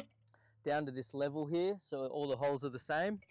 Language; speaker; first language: English; native; English